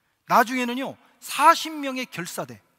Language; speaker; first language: Korean; native; Korean